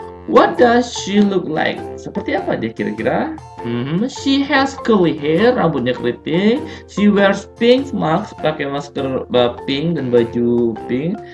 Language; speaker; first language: English; non-native, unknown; Indonesian